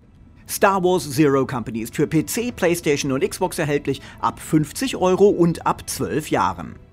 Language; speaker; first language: German; native; German